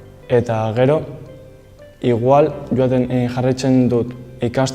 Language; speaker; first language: Basque; non-native, local second language; Spanish